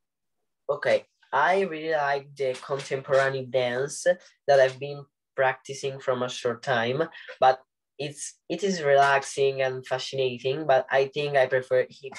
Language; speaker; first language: English; non-native, learner; Italian